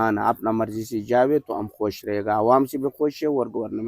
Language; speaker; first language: Hindi; non-native, local second language; Pashto